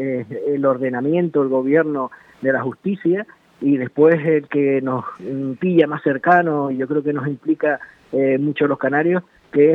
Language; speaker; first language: Spanish; native; Spanish